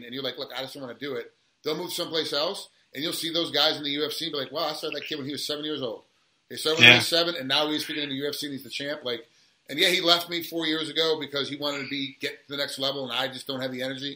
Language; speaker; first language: English; native; English